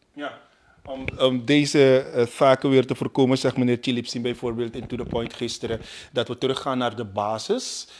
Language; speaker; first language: Dutch; native; Dutch